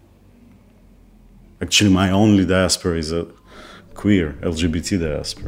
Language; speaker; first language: English; non-native, fluent; Kazakh